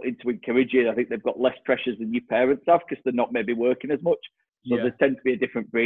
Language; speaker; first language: English; native; English